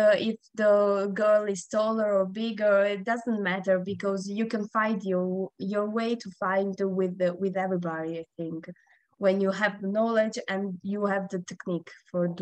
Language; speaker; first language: English; non-native, learner; Italian